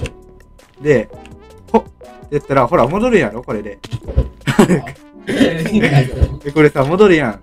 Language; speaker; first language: Japanese; native; Japanese